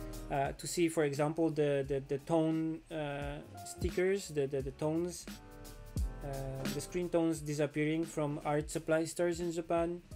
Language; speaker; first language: English; non-native, fluent; Polish